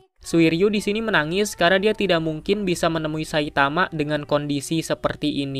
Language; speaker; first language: Indonesian; native; Indonesian